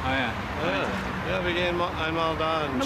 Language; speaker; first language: German; non-native, fluent; English